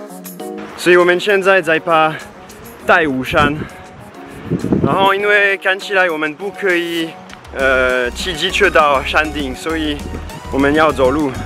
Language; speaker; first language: Chinese; non-native, fluent; French